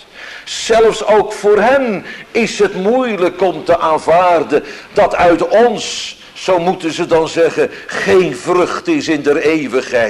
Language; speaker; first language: Dutch; native; Dutch